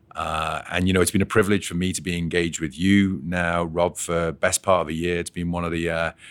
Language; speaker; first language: English; native; English